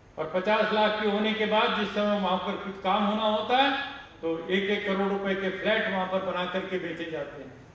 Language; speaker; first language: Hindi; non-native, local second language; Telugu